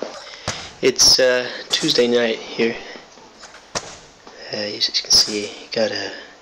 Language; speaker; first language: English; native; English